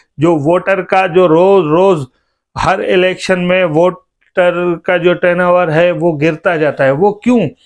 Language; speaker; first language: Urdu; native; Urdu